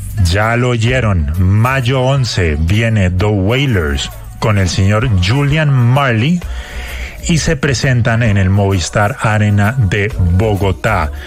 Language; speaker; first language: Spanish; native; Spanish